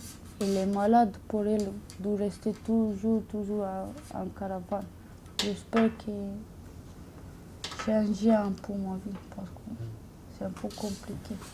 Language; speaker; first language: French; non-native, learner; Romanian